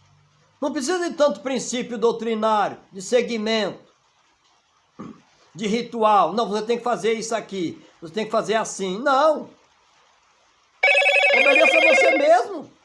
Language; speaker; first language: Portuguese; native; Portuguese